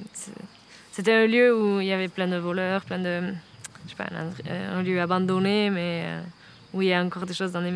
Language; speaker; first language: French; non-native, fluent; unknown